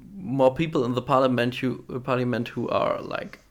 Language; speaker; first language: English; non-native, fluent; German